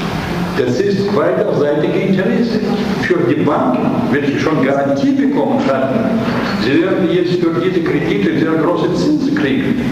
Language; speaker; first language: German; non-native, fluent; Russian